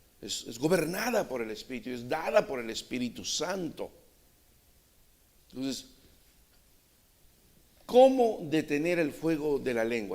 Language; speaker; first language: Spanish; native; Spanish